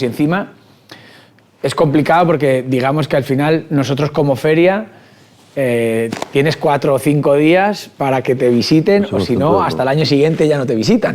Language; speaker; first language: Spanish; native; Spanish